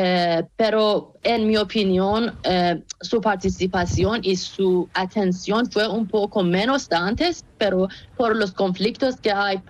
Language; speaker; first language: Spanish; non-native, fluent; Persian